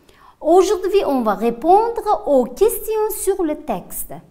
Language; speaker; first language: French; non-native, fluent; Uzbek